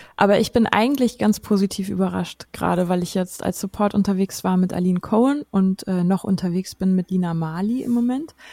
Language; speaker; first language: German; native; German